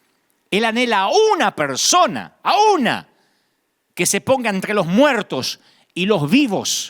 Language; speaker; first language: Spanish; native; Spanish